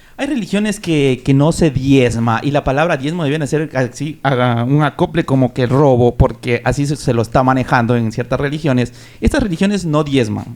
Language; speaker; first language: Spanish; native; Spanish